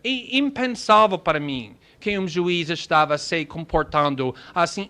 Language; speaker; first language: Portuguese; non-native, fluent; English